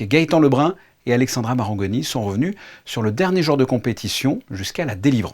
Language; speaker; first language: French; native; French